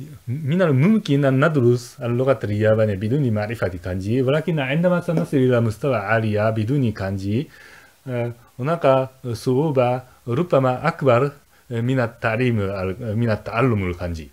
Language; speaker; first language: Arabic; non-native, fluent; Japanese